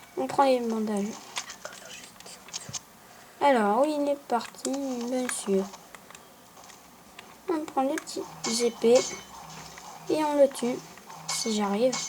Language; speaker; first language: French; native; French